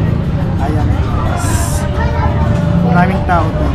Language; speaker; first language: Filipino; native; Filipino